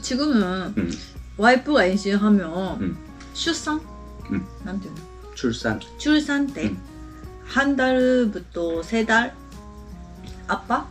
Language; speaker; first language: Korean; non-native, learner; Japanese